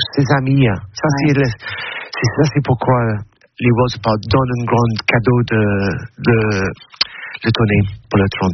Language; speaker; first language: French; non-native, learner; English